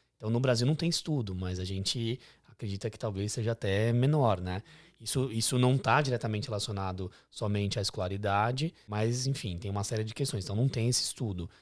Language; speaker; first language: Portuguese; native; Portuguese